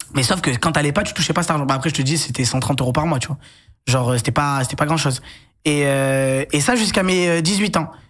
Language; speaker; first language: French; native; French